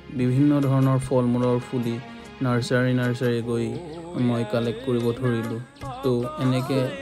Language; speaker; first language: Assamese; non-native, local second language; Mising